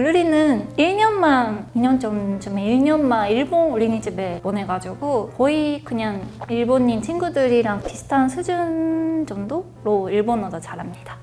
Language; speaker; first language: Korean; non-native, fluent; Japanese